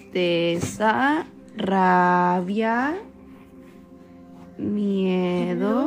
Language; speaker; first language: Spanish; native; Spanish